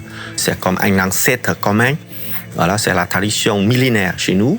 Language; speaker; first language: French; non-native, fluent; Vietnamese